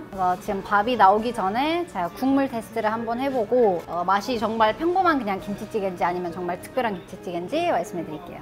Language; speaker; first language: Korean; non-native, fluent; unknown